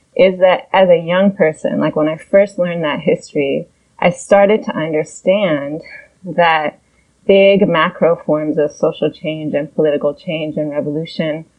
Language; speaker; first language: English; early bilingual, other home language; Persian